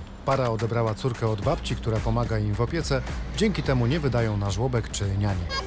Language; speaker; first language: Polish; native; Polish